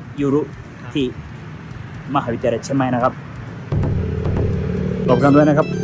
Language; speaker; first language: Thai; non-native, learner; Japanese